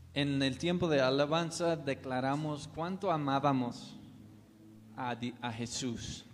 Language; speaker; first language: Spanish; non-native, fluent; English